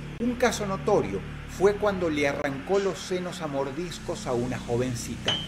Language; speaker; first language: Spanish; native; Spanish